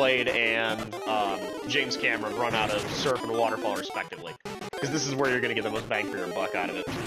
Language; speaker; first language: English; native; English